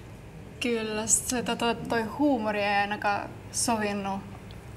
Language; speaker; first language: Finnish; non-native, fluent; Russian